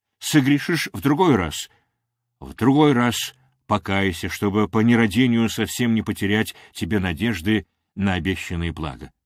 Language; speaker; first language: Russian; non-native, local second language; Armenian